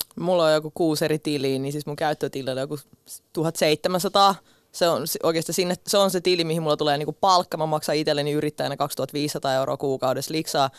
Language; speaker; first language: Finnish; early bilingual, other home language; Russian